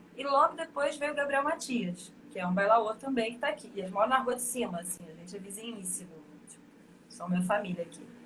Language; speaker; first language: Portuguese; native; Portuguese